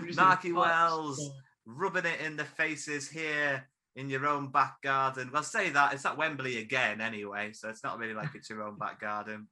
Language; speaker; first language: English; native; English